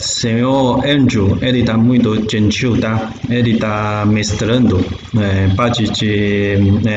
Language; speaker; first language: Portuguese; non-native, learner; Chinese